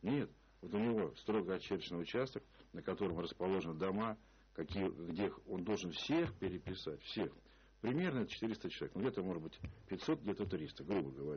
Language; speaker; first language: Russian; native; Russian